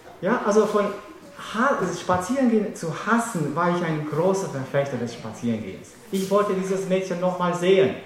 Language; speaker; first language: German; non-native, fluent; Romanian